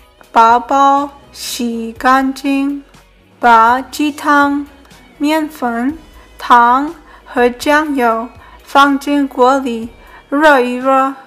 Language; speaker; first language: Chinese; early bilingual, heritage; Chinese